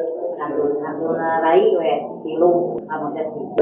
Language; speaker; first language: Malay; non-native, local second language; Sundanese